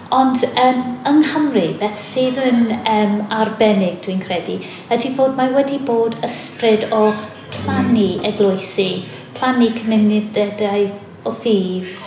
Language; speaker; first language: Welsh; non-native, fluent; English